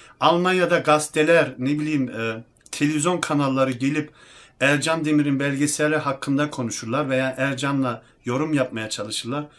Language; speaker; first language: Turkish; early bilingual, heritage; Turkish